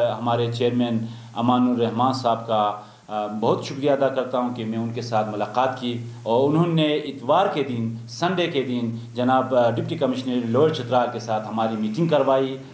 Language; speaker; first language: Urdu; non-native, local second language; Khowar